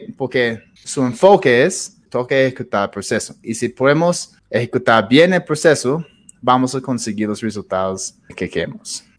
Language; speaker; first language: Spanish; non-native, fluent; English